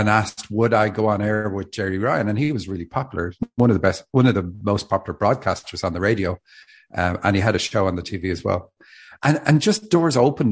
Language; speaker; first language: English; native; English